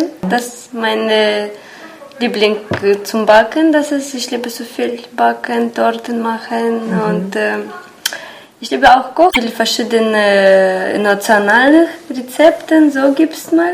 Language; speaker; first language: German; non-native, learner; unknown